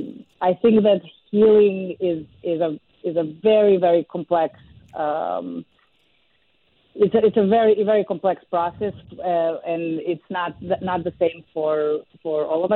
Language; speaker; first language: English; non-native, fluent; Serbian